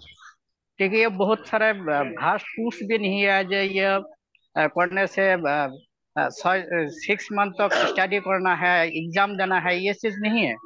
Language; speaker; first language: Hindi; non-native, local second language; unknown